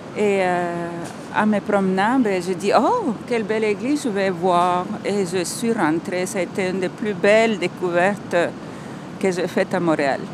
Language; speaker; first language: French; non-native, fluent; Spanish